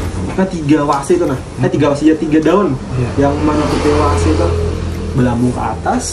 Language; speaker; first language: Indonesian; non-native, local second language; Banjar